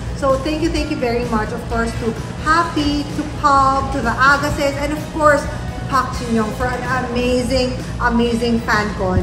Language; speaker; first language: English; non-native, local second language; Filipino